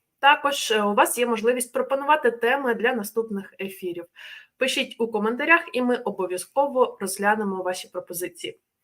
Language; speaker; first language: Ukrainian; native; Ukrainian